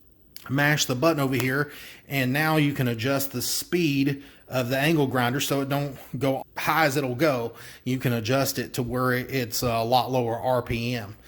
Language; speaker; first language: English; native; English